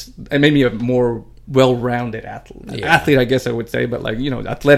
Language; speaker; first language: English; early bilingual, other home language; Spanish